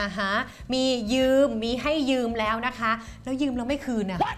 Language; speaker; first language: Thai; native; Thai